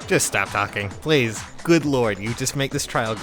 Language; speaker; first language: English; native; English